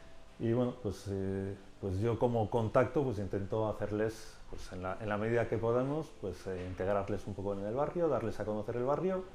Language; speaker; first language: Spanish; native; Spanish